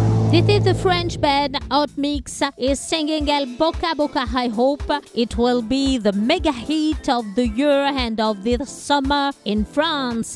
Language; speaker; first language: English; non-native, fluent; French